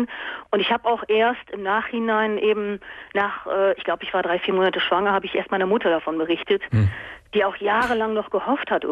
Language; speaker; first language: German; native; German